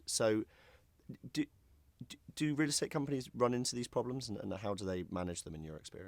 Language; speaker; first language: English; native; English